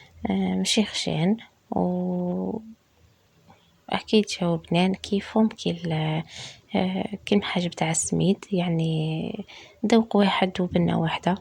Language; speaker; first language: Arabic; native; Arabic